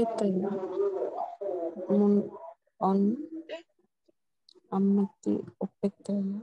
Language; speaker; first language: Finnish; non-native, learner; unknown